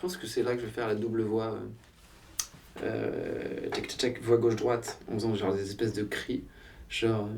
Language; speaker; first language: French; native; French